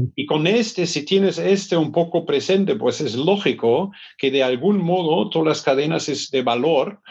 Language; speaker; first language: Spanish; non-native, fluent; German